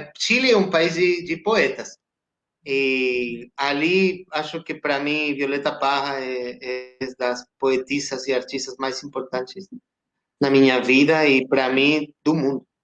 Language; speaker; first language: Portuguese; non-native, fluent; Spanish